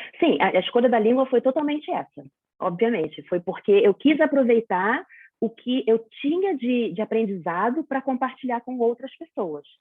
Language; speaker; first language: Portuguese; native; Portuguese